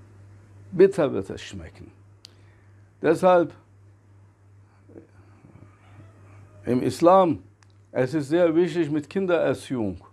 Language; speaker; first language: German; non-native, fluent; Turkish